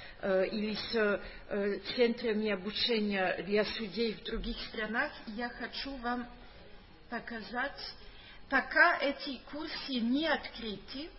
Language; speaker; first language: Russian; non-native, fluent; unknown